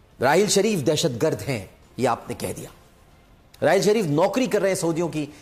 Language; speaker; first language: Urdu; native; Urdu